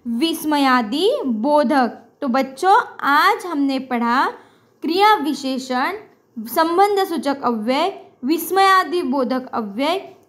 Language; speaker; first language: Hindi; non-native, local second language; Marathi